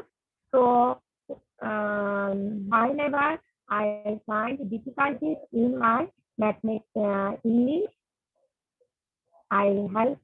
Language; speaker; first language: English; non-native, learner; Bangla